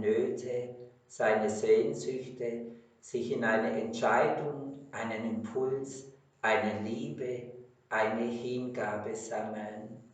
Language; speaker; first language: German; native; German